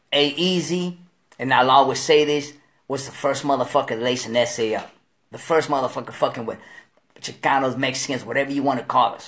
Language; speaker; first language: English; early bilingual, other home language; Spanish